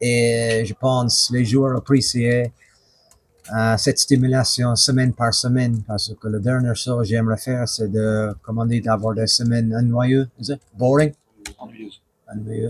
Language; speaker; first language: French; non-native, fluent; English